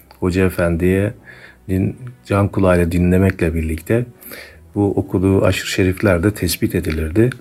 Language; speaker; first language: Turkish; native; Turkish